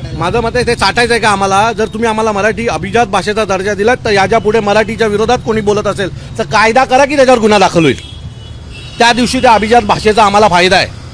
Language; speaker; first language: Marathi; native; Marathi